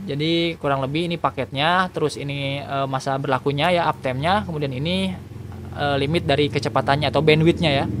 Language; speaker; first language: Indonesian; native; Indonesian